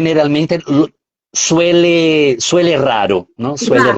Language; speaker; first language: Spanish; non-native, fluent; Portuguese